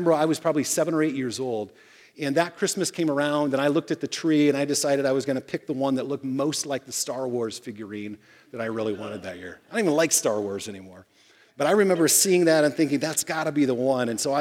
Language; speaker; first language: English; native; English